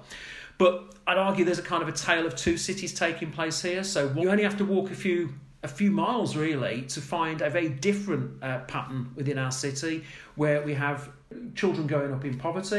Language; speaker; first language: English; native; English